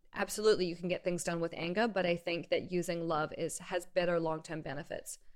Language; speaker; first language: English; native; English